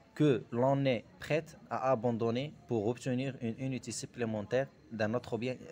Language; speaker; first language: French; non-native, local second language; Arabic